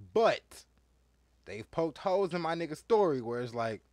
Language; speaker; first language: English; native; English